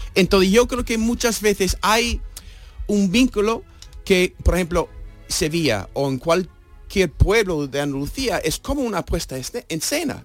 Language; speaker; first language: Spanish; non-native, fluent; English